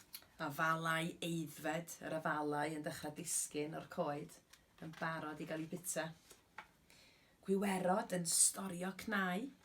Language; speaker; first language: Welsh; native; Welsh